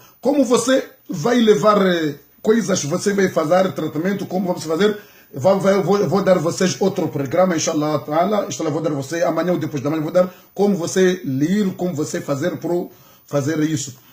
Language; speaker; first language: Portuguese; non-native, learner; Comorian